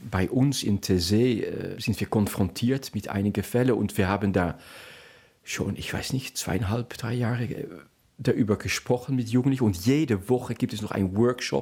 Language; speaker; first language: German; non-native, fluent; Dutch